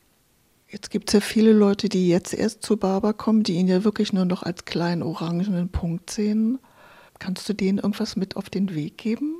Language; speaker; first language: German; native; German